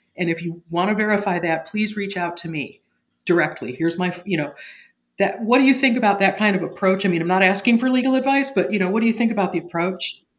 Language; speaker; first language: English; native; English